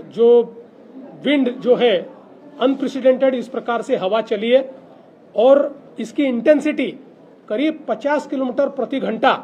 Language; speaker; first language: Hindi; non-native, local second language; Marathi